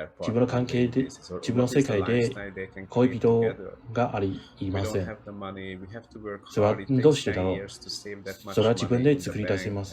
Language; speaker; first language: Japanese; non-native, learner; English